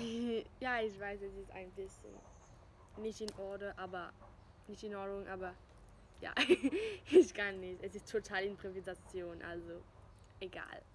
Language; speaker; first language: German; non-native, fluent; French